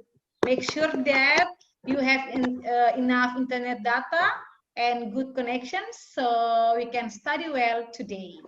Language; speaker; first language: English; non-native, fluent; Indonesian